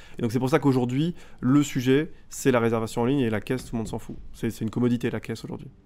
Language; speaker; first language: French; native; French